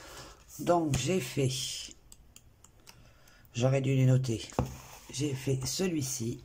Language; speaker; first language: French; native; French